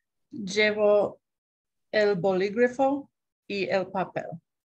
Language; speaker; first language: Spanish; non-native, learner; English